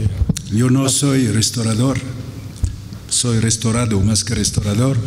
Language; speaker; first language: Spanish; non-native, fluent; Arabic